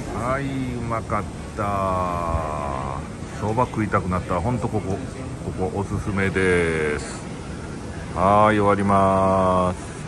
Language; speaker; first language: Japanese; native; Japanese